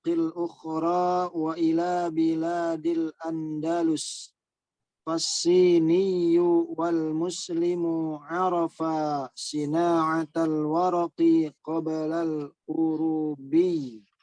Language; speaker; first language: Arabic; non-native, learner; Indonesian